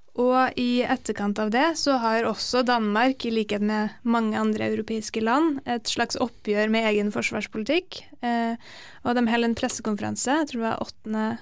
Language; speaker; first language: Norwegian; native; Norwegian